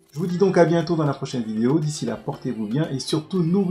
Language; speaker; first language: French; native; French